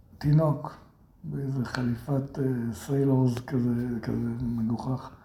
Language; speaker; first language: Hebrew; early bilingual, other home language; English